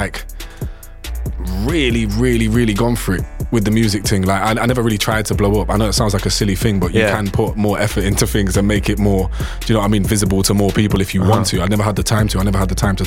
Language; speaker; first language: English; native; English